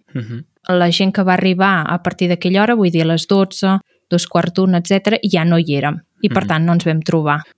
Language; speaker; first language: Catalan; native; Catalan